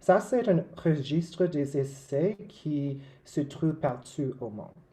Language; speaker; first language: French; non-native, local second language; English